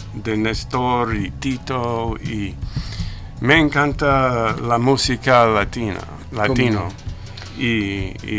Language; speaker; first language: Spanish; non-native, learner; English